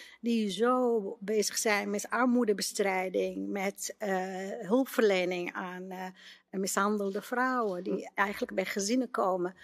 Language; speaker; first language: Dutch; non-native, fluent; Arabic